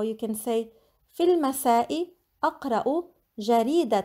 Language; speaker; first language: Arabic; non-native, fluent; English